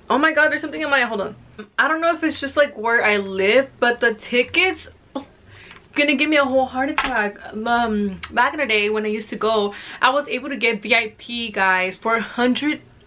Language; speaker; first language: English; early bilingual, other home language; Spanish